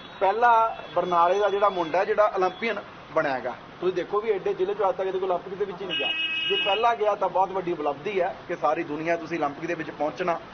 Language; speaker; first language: Punjabi; native; Punjabi